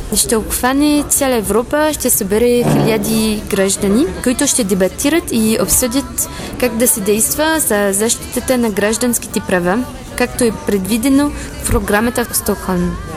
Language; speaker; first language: Bulgarian; non-native, learner; French